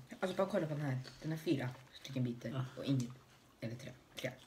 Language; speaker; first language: Swedish; native; Swedish